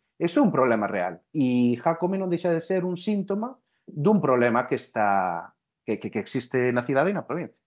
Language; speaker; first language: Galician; native; Galician